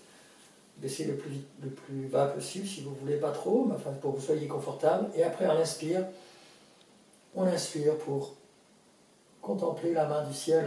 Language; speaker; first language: French; native; French